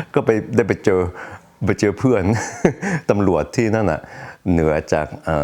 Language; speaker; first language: Thai; non-native, fluent; Swedish